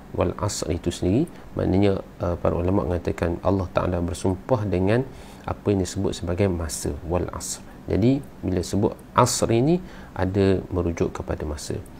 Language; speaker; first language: Malay; native; Malay